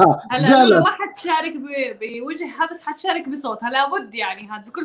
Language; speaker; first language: Arabic; native; Arabic